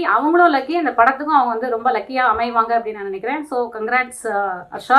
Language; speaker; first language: Tamil; native; Tamil